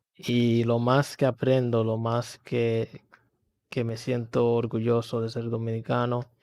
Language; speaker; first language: Spanish; early bilingual, other home language; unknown